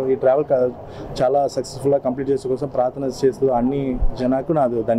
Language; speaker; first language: Telugu; non-native, learner; Tamil